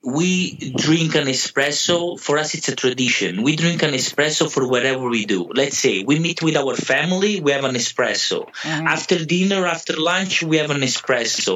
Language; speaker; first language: English; non-native, fluent; Italian